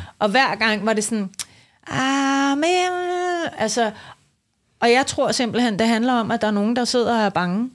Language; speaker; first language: Danish; early bilingual, other home language; Persian